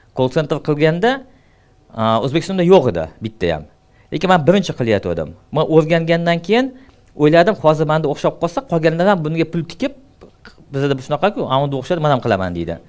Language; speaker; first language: Uzbek; native; Uzbek